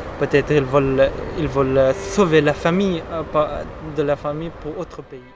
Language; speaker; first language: French; non-native, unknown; Persian